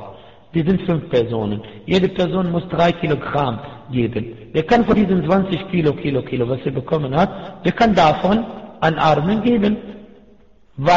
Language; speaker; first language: German; non-native, fluent; Arabic